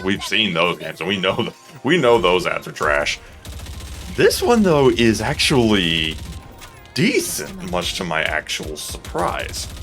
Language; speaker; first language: English; native; English